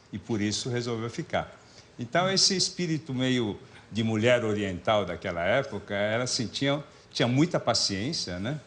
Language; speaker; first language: Portuguese; early bilingual, other home language; Japanese